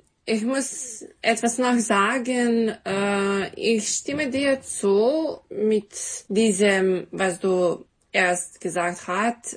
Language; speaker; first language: German; non-native, learner; Serbian